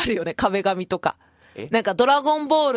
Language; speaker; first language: Japanese; native; Japanese